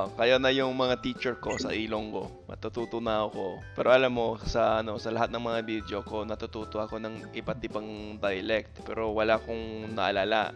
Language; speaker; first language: Filipino; non-native, fluent; English